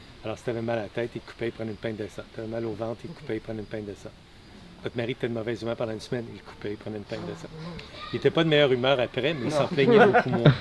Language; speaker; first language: French; native; French